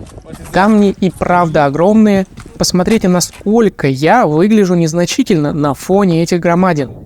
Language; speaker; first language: Russian; native; Russian